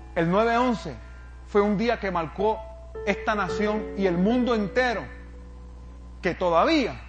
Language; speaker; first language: Spanish; native; Spanish